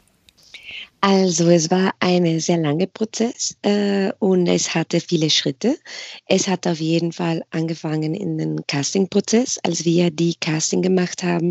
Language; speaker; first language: German; non-native, fluent; Spanish